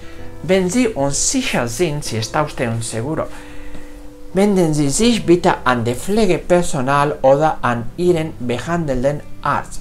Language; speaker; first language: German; non-native, fluent; Spanish